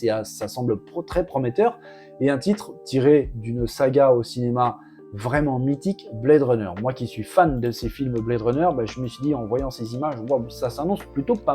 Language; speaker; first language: French; native; French